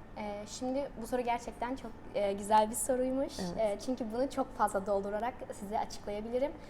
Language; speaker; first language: Turkish; native; Turkish